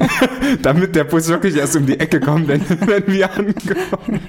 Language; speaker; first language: German; native; German